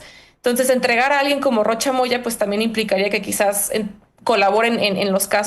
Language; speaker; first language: Spanish; native; Spanish